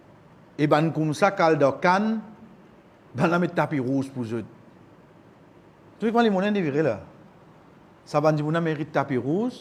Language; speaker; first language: French; non-native, local second language; Morisyen